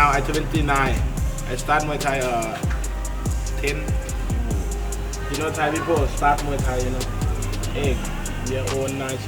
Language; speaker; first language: English; non-native, learner; Thai